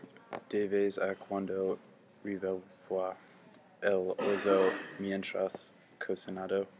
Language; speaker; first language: Spanish; non-native, learner; English